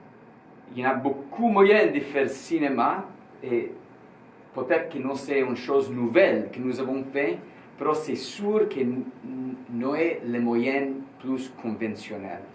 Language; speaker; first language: French; non-native, learner; Italian